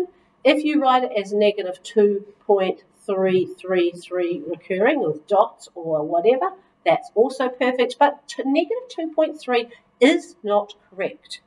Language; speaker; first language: English; native; English